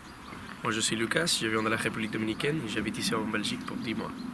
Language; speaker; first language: French; non-native, learner; Spanish